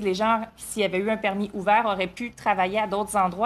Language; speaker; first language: French; native; French